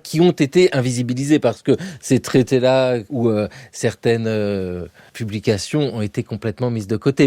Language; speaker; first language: French; native; French